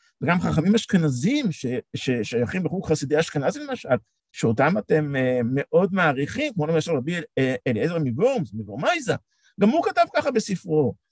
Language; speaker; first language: Hebrew; native; Hebrew